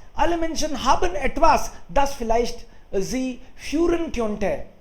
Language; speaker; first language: German; non-native, fluent; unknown